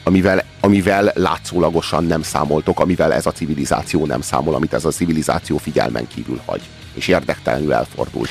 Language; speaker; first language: Hungarian; native; Hungarian